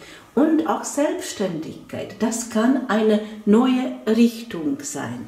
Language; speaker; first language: German; non-native, fluent; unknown